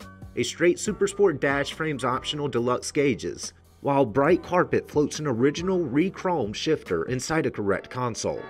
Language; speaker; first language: English; native; English